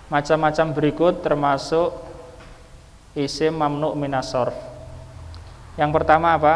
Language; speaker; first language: Indonesian; native; Indonesian